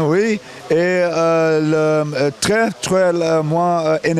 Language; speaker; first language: French; non-native, learner; Dutch